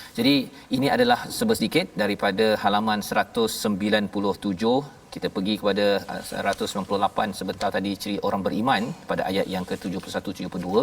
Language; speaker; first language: Malay; native; Malay